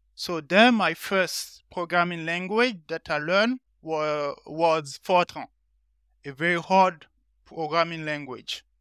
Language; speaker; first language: English; non-native, learner; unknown